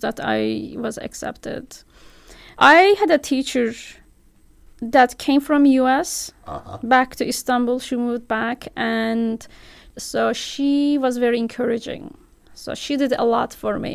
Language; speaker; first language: English; non-native, fluent; Turkish